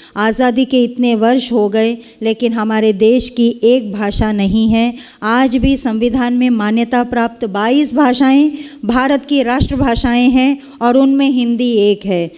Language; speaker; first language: Hindi; non-native, local second language; Kannada